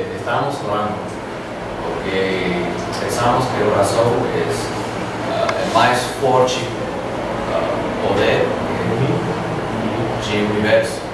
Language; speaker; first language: Portuguese; non-native, learner; Spanish